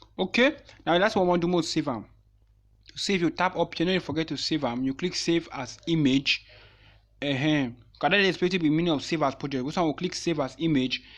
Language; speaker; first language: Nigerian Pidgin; non-native, local second language; Yoruba